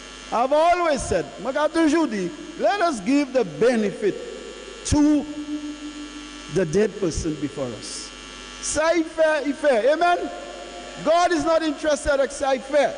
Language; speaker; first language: English; non-native, local second language; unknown